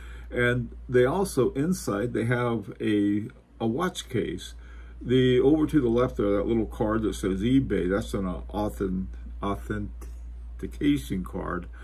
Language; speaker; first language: English; native; English